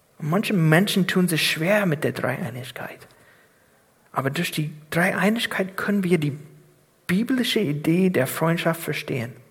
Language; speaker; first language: German; non-native, fluent; English